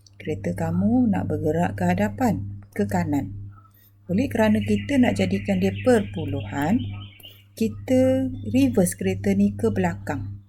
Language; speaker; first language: Malay; native; Malay